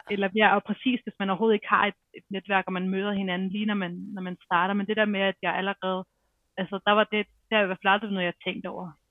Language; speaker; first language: Danish; native; Danish